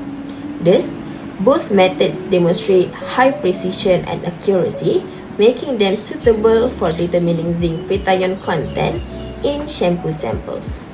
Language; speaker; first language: English; non-native, local second language; Malay